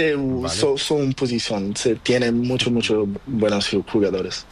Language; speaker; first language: Spanish; non-native, learner; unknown